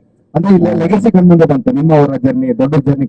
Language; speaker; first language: Kannada; native; Kannada